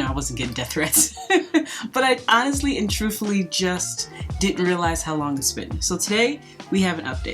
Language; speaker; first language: English; native; English